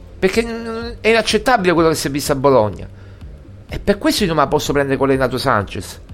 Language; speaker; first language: Italian; native; Italian